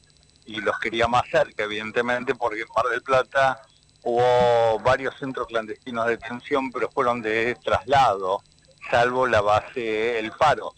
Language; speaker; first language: Spanish; native; Spanish